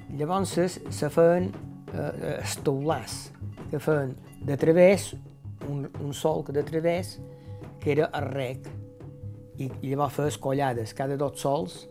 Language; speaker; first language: Catalan; native; Catalan